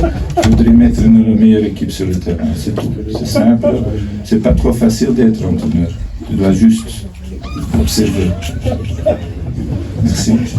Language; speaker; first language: French; non-native, fluent; Dutch